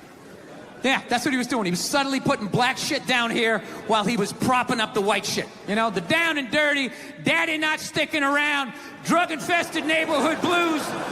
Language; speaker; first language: English; native; English